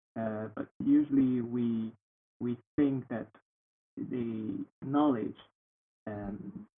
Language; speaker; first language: English; non-native, learner; Chinese